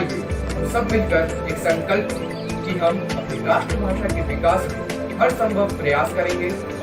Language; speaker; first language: Hindi; native; Hindi